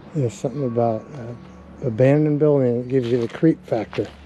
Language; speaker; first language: English; native; English